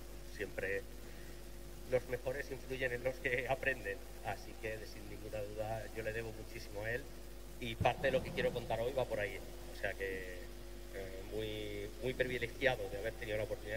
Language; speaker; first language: Spanish; native; Spanish